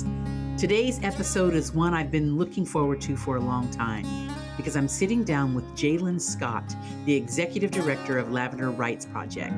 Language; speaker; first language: English; native; English